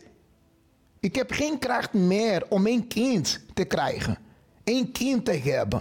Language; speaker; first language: Dutch; non-native, fluent; Portuguese